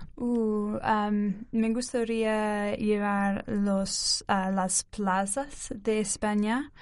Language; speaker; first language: Spanish; non-native, learner; English